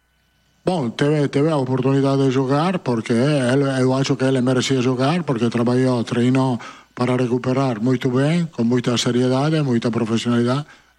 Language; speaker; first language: Portuguese; non-native, fluent; Italian